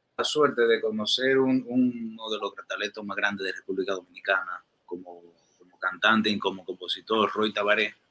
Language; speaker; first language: Spanish; native; Spanish